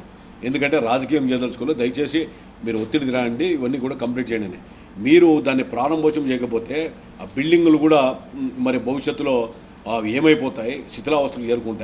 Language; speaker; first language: Telugu; native; Telugu